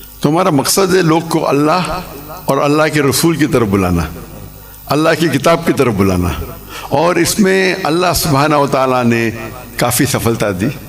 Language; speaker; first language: Urdu; non-native, local second language; English